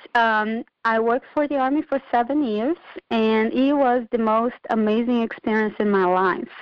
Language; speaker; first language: English; non-native, fluent; Portuguese